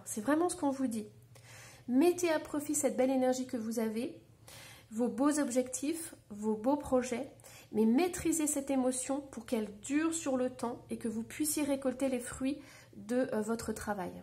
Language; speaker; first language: French; native; French